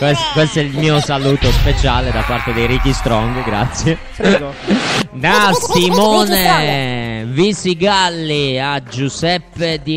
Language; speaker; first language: Italian; native; Italian